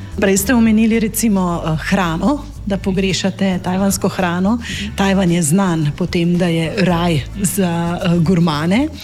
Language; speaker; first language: Slovenian; native; Slovenian